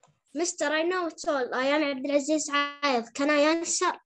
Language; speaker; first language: English; non-native, learner; Arabic